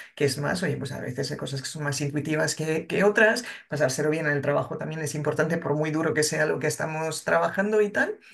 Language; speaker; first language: Spanish; non-native, fluent; French